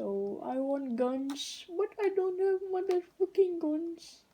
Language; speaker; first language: English; non-native, learner; Danish